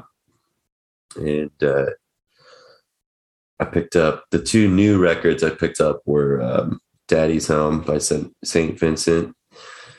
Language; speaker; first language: English; native; English